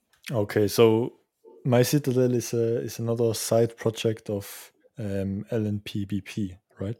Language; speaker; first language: English; non-native, fluent; Swiss German